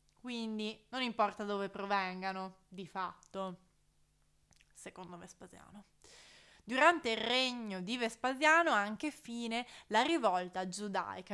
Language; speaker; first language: Italian; native; Italian